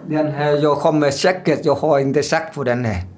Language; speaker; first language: Swedish; non-native, learner; Vietnamese